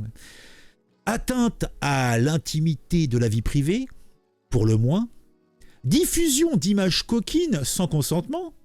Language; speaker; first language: French; native; French